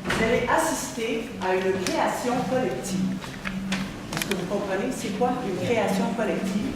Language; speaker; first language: French; native; French